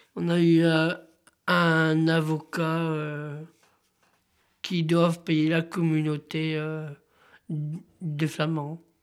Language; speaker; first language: French; native; French